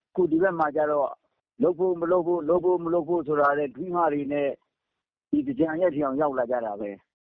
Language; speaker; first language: Burmese; native; Burmese